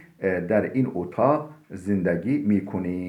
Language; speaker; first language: Persian; non-native, fluent; Turkish